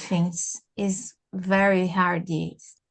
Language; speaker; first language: English; non-native, learner; Portuguese